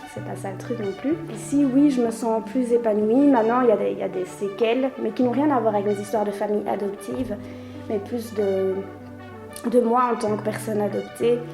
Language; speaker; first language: French; native; French